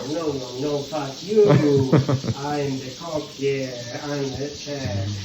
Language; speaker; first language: English; non-native, fluent; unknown